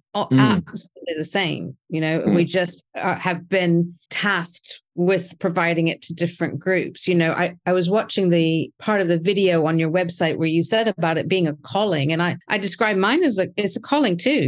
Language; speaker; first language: English; native; English